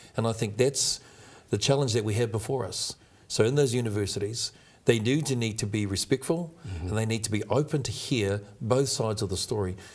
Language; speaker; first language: English; native; English